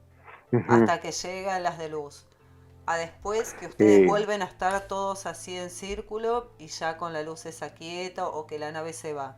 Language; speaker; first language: Spanish; native; Spanish